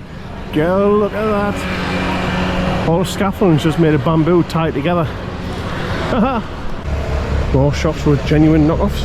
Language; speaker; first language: English; native; English